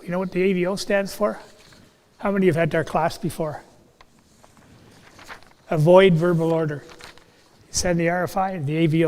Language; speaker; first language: English; native; English